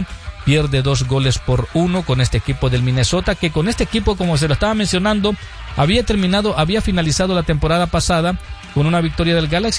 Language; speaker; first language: Spanish; native; Spanish